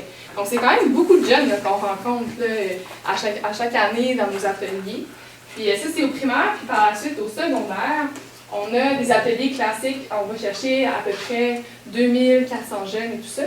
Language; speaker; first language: French; native; French